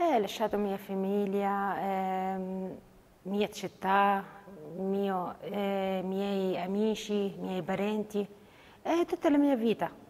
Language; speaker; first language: Italian; non-native, learner; Arabic